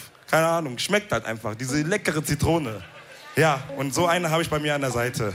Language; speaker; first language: German; early bilingual, other home language; Wolof